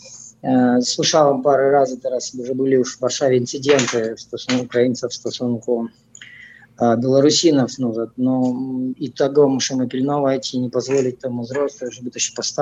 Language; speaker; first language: Polish; non-native, fluent; Russian